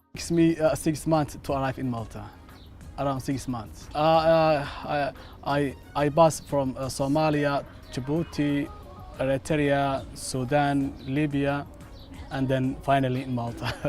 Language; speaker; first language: English; non-native, learner; Somali